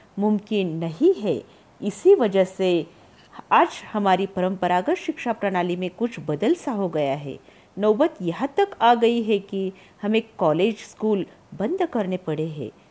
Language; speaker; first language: Hindi; non-native, local second language; Marathi